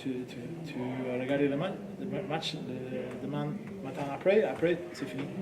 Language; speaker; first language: French; non-native, learner; English